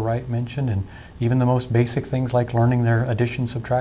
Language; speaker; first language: English; native; English